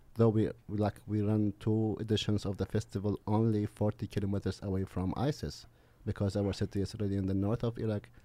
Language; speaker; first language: English; non-native, fluent; Arabic